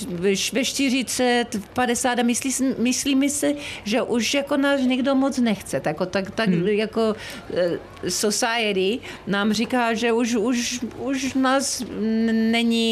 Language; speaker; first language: Czech; early bilingual, heritage; Czech